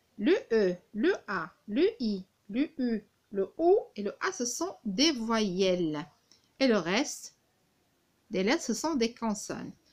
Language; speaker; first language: French; non-native, local second language; Arabic